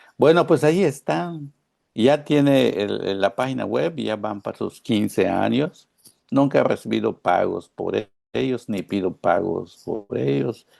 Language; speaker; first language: Spanish; non-native, local second language; Yucateco